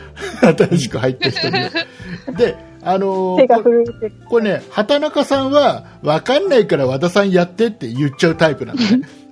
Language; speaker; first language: Japanese; native; Japanese